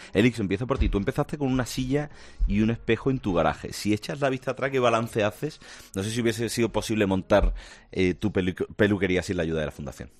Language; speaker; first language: Spanish; native; Spanish